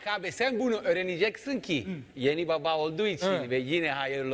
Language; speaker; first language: Turkish; non-native, fluent; Italian